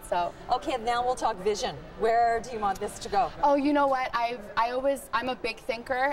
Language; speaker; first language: English; early bilingual, heritage; Spanish